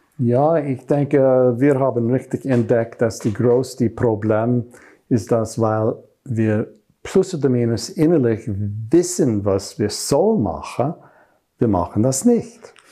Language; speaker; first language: German; non-native, learner; English